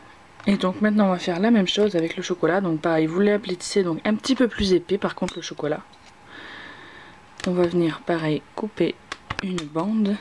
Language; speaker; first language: French; native; French